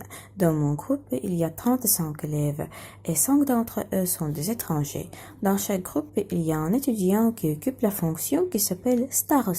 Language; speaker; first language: French; non-native, fluent; Russian